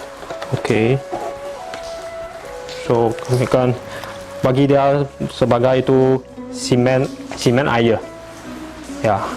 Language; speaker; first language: Indonesian; non-native, local second language; Chinese